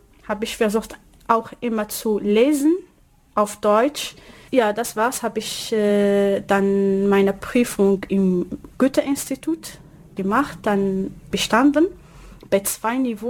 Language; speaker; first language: German; non-native, learner; Arabic